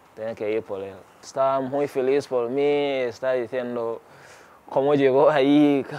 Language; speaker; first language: Spanish; non-native, fluent; Ganda